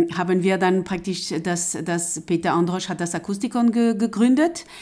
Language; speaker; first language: German; non-native, fluent; French